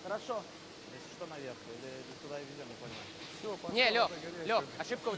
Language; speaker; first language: Russian; native; Russian